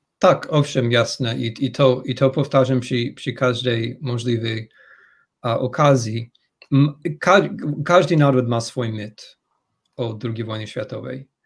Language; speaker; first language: Polish; non-native, fluent; English